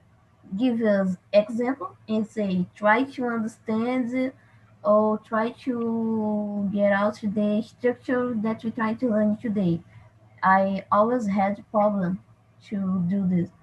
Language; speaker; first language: English; non-native, learner; Portuguese